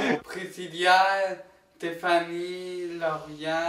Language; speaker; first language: French; native; French